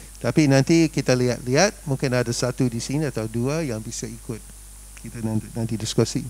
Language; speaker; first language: Indonesian; non-native, fluent; English